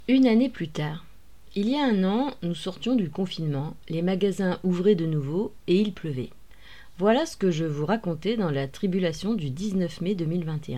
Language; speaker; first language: French; native; French